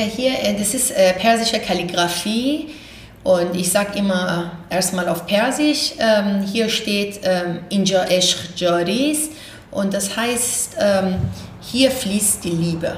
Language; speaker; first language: German; non-native, fluent; Persian